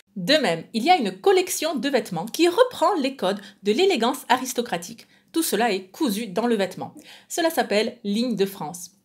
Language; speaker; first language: French; native; French